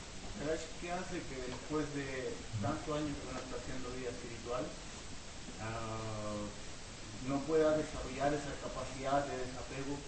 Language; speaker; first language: Spanish; native; Spanish